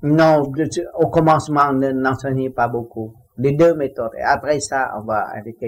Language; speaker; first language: French; non-native, learner; Vietnamese